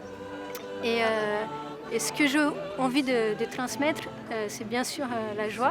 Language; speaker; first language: French; non-native, fluent; Portuguese